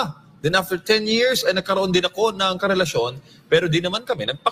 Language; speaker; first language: Filipino; native; Filipino